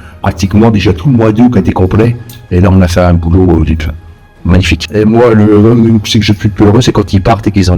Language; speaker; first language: French; native; French